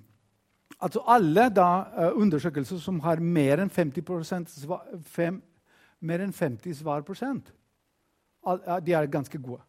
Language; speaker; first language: Norwegian; non-native, fluent; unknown